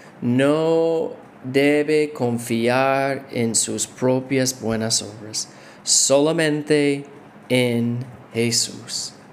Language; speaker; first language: Spanish; non-native, fluent; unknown